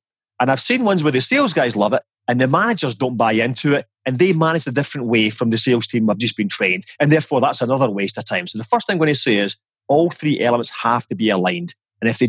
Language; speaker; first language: English; native; English